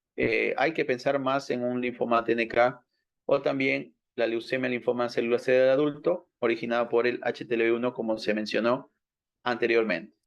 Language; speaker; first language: Spanish; native; Spanish